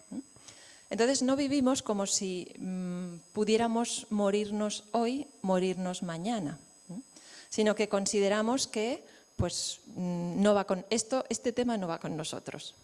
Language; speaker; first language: Spanish; native; Spanish